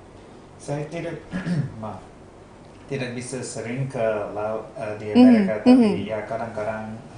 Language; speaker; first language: Indonesian; non-native, fluent; English